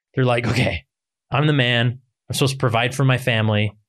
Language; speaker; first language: English; native; English